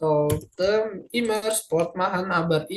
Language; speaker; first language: German; non-native, fluent; Indonesian